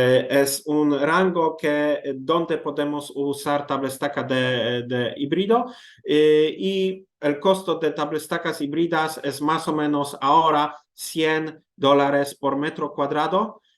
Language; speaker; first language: Spanish; non-native, learner; Polish